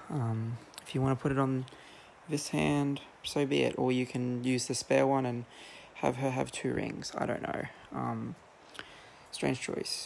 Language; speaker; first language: English; native; English